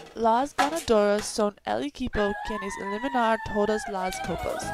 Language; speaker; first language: Spanish; non-native, learner; English